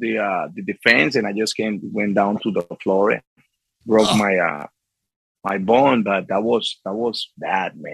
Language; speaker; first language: English; non-native, fluent; Spanish